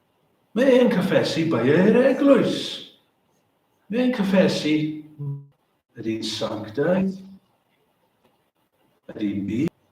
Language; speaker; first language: Welsh; native; Welsh